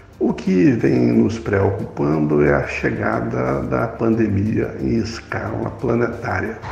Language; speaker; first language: Portuguese; native; Portuguese